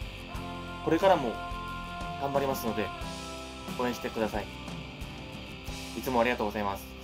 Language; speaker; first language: Japanese; non-native, fluent; Korean